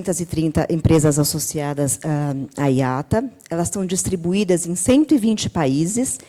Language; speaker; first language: Portuguese; native; Portuguese